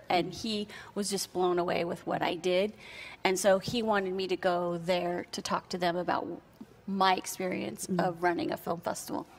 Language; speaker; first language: English; native; English